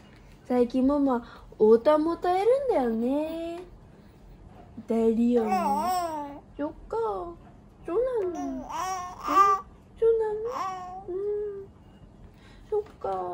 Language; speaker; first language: Japanese; native; Japanese